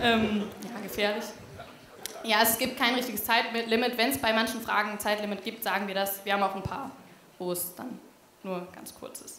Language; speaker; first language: German; native; German